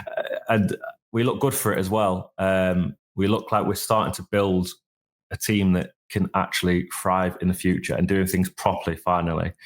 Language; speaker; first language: English; native; English